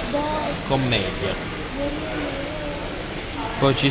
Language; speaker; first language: Italian; non-native, learner; Portuguese